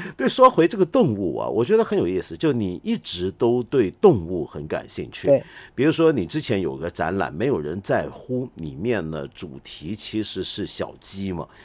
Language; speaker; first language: Chinese; non-native, local second language; Cantonese